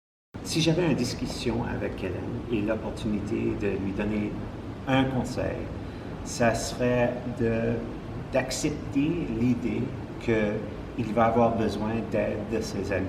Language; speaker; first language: French; non-native, local second language; English